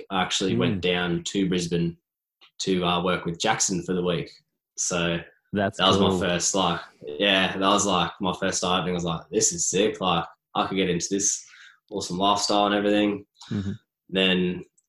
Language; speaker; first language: English; native; English